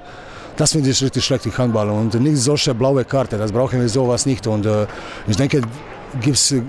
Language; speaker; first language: German; non-native, learner; Croatian